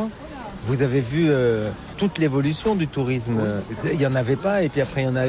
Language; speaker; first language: French; native; French